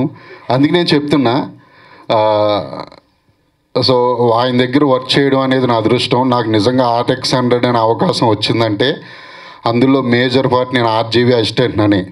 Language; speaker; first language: Telugu; native; Telugu